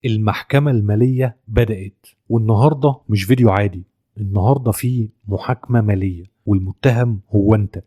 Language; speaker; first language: Arabic; native; Arabic